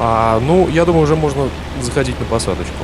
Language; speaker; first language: Russian; native; Russian